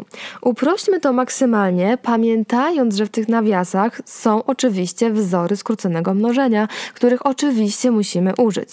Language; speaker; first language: Polish; native; Polish